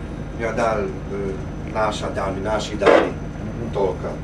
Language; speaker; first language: Russian; non-native, learner; Hungarian